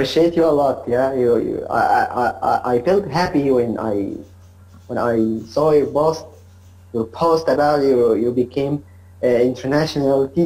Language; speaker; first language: English; non-native, learner; Arabic